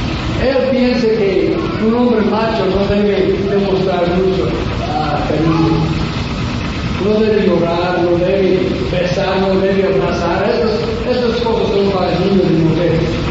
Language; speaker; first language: Spanish; non-native, fluent; English